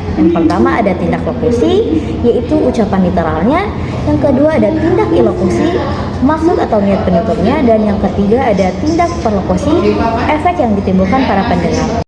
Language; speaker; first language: Indonesian; native; Indonesian